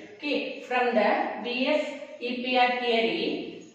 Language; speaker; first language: English; non-native, local second language; Tamil